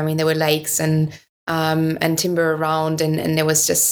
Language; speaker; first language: English; non-native, fluent; German